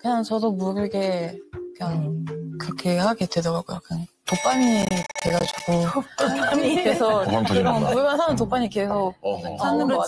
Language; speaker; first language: Korean; non-native, fluent; French